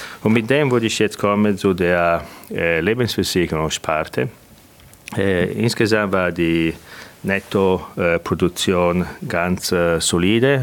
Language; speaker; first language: German; non-native, fluent; Italian